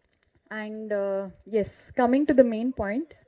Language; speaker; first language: Tamil; non-native, learner; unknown